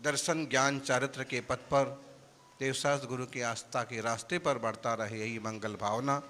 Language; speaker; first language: Hindi; non-native, local second language; Gujarati